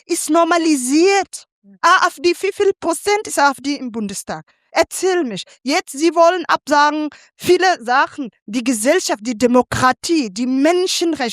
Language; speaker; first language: German; non-native, fluent; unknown